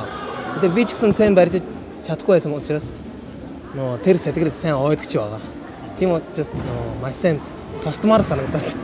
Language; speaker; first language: Mongolian; non-native, learner; Japanese